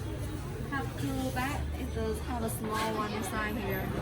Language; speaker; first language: English; non-native, learner; Vietnamese